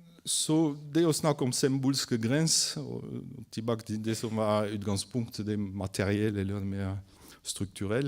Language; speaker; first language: Norwegian; non-native, fluent; French